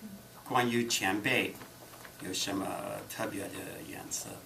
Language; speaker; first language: Chinese; non-native, fluent; English